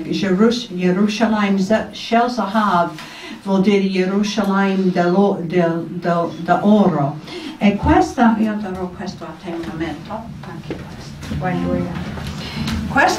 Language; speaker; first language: Italian; non-native, fluent; English